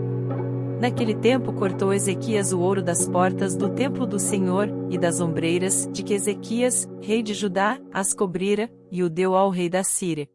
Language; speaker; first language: Portuguese; native; Portuguese